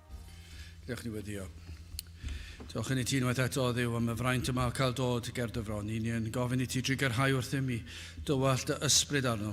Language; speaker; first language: Welsh; native; Welsh